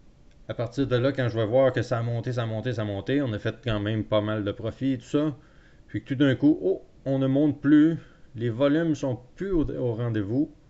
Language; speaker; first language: French; native; French